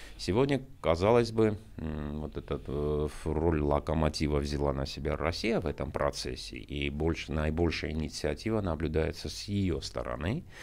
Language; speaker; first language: Russian; non-native, local second language; Armenian